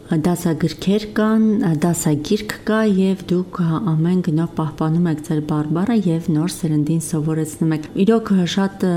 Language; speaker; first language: Armenian; native; Armenian